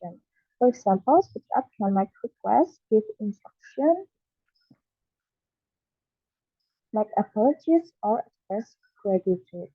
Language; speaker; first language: English; non-native, learner; Indonesian